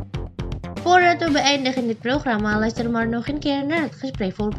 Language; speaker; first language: Dutch; non-native, fluent; Indonesian